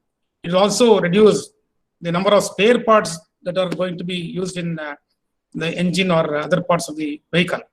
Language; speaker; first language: English; non-native, local second language; Kannada